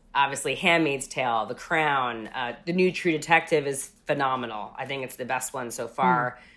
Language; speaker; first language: English; native; English